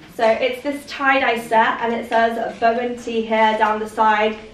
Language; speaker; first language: English; early bilingual, other home language; Persian